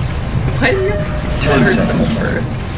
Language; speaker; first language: English; native; English